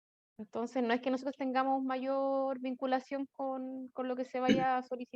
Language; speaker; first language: Spanish; native; Spanish